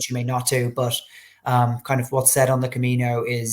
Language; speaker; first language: English; native; English